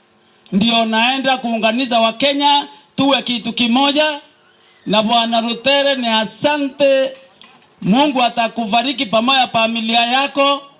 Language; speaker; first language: Swahili; non-native, local second language; Meru